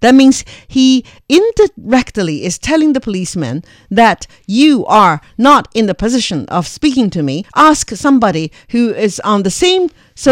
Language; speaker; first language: English; non-native, fluent; Chinese